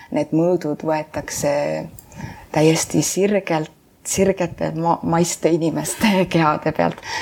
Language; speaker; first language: Estonian; native; Estonian